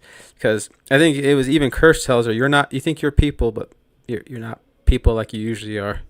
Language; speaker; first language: English; native; English